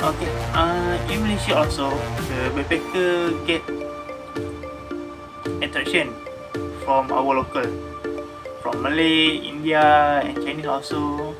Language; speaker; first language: English; non-native, learner; Malay